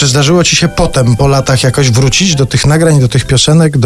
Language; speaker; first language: Polish; native; Polish